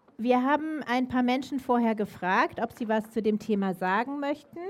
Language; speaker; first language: German; native; German